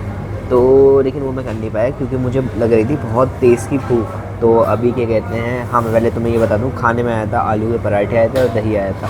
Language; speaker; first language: Hindi; native; Hindi